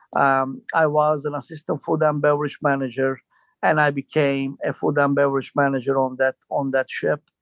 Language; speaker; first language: English; non-native, fluent; Turkish